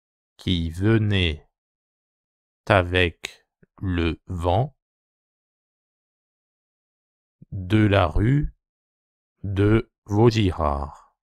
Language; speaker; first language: French; non-native, fluent; Japanese